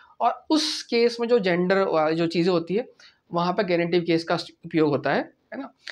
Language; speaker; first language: Hindi; native; Hindi